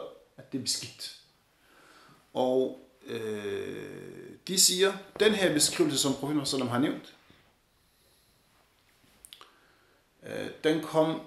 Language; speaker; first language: Danish; early bilingual, other home language; Arabic